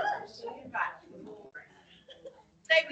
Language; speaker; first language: French; non-native, fluent; English